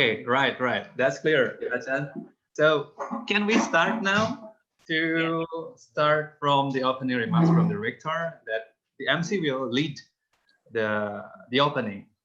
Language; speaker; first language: English; non-native, fluent; Indonesian